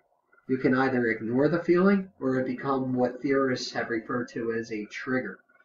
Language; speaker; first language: English; native; English